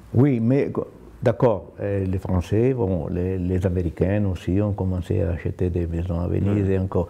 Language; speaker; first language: French; non-native, fluent; Italian